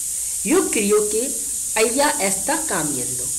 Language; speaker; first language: Spanish; non-native, fluent; Hindi